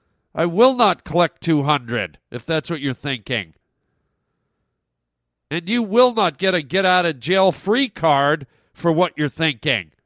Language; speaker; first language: English; native; English